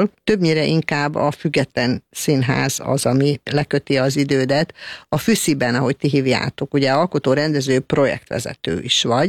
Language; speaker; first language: Hungarian; native; Hungarian